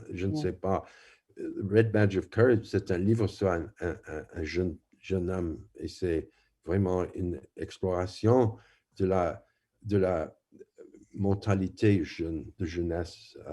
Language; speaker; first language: French; non-native, fluent; English